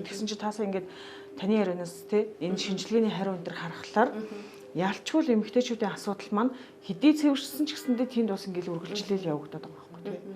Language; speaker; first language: Mongolian; native; Mongolian